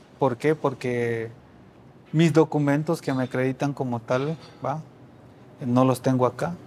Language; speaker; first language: Spanish; native; Spanish